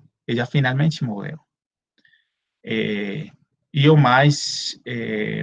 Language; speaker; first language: Portuguese; non-native, fluent; Spanish